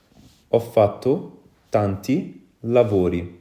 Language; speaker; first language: Italian; non-native, fluent; Wolof